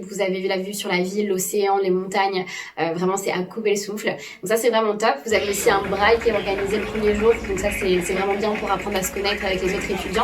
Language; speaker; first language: French; native; French